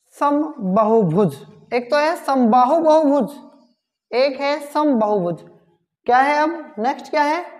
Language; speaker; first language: Hindi; native; Hindi